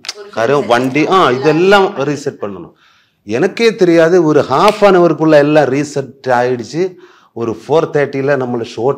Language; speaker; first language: Tamil; non-native, learner; Malayalam